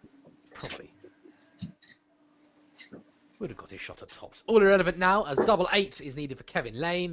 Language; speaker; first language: English; native; English